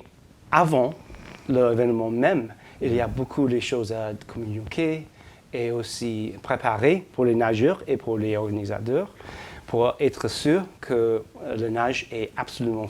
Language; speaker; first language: French; non-native, fluent; English